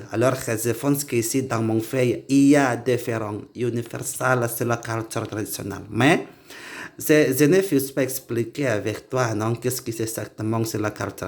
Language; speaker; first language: French; non-native, learner; Indonesian